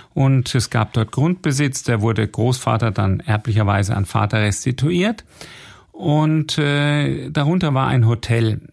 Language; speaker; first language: German; native; German